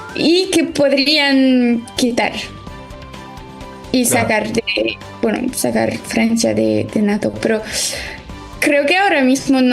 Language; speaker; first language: Spanish; non-native, fluent; French